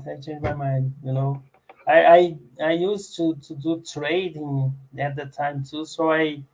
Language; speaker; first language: English; non-native, learner; Portuguese